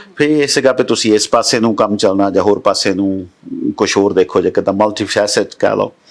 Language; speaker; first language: Punjabi; native; Punjabi